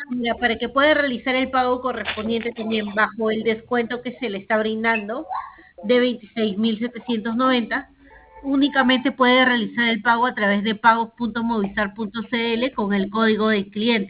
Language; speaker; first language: Spanish; native; Spanish